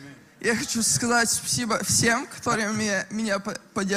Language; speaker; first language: Russian; non-native, local second language; Latvian